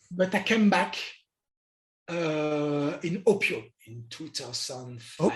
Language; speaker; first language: English; non-native, learner; French